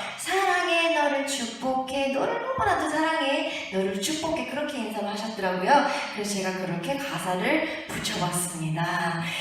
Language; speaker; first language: Korean; early bilingual, heritage; Korean